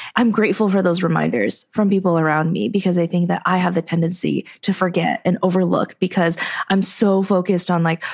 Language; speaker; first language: English; native; English